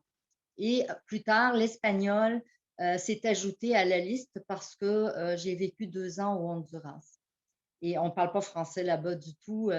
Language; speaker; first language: French; early bilingual, heritage; French